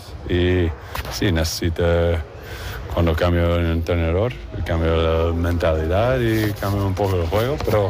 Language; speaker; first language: Spanish; non-native, learner; English